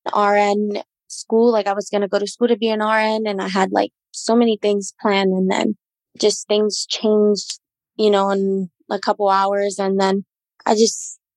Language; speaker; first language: English; native; English